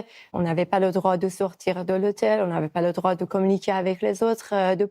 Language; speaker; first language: French; non-native, fluent; Persian